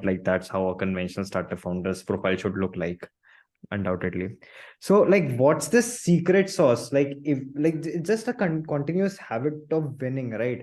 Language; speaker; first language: English; non-native, local second language; Hindi